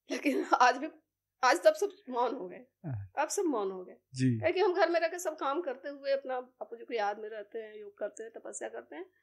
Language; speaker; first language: Hindi; native; Hindi